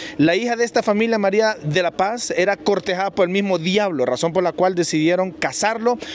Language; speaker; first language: Spanish; native; Spanish